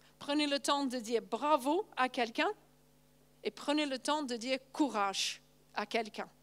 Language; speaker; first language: French; non-native, fluent; English